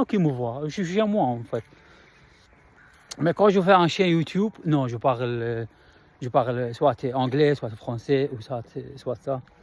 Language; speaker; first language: French; non-native, learner; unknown